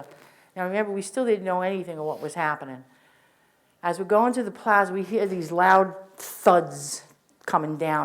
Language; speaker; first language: English; native; English